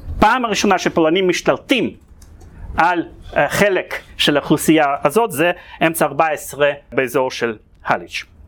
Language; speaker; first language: Hebrew; non-native, fluent; Russian